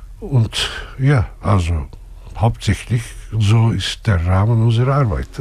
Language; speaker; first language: German; non-native, fluent; Turkish